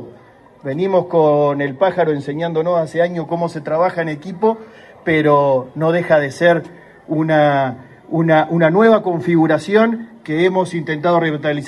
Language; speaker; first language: Spanish; native; Spanish